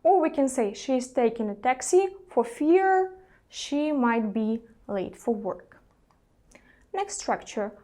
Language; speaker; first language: English; non-native, fluent; Russian